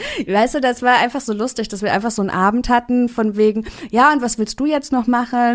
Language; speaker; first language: German; native; German